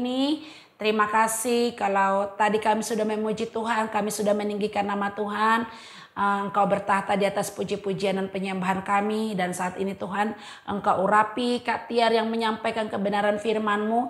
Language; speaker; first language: Indonesian; native; Indonesian